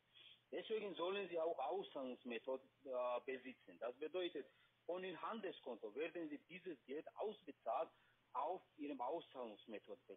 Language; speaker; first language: German; non-native, fluent; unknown